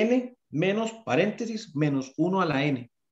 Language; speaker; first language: Spanish; native; Spanish